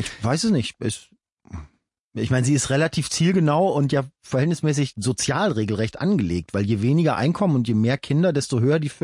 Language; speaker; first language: German; native; German